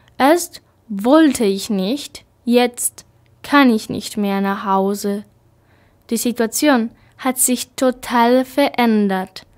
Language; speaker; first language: German; non-native, fluent; Spanish